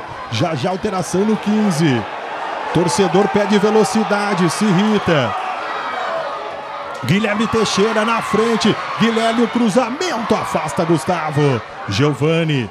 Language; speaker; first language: Portuguese; native; Portuguese